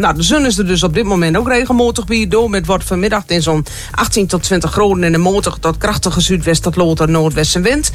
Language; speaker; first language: Dutch; native; Dutch